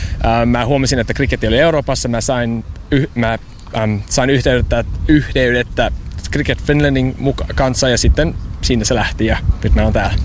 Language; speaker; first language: Finnish; non-native, learner; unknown